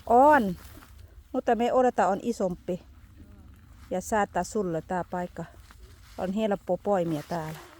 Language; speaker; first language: Finnish; non-native, learner; Thai